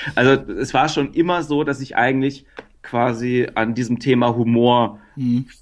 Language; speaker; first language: German; native; German